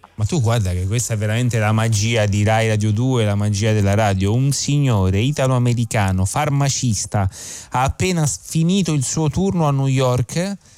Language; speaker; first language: Italian; native; Italian